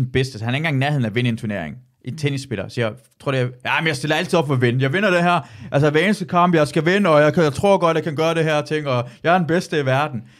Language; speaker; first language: Danish; early bilingual, other home language; Persian